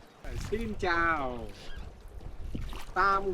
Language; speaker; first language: Vietnamese; native; Vietnamese